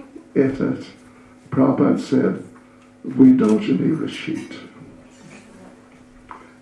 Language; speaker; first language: Russian; non-native, learner; English